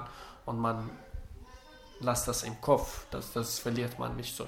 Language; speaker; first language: German; non-native, learner; Arabic